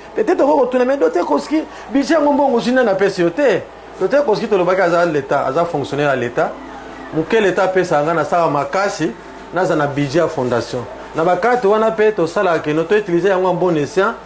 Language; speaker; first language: Lingala; native; Lingala